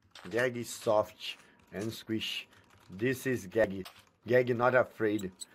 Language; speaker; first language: English; non-native, fluent; Portuguese